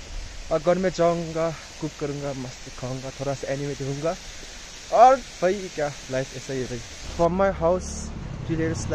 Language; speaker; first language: Hindi; non-native, local second language; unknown